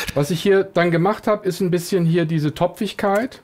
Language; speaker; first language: German; native; German